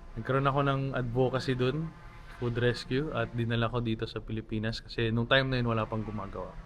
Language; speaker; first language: Filipino; non-native, local second language; Chavacano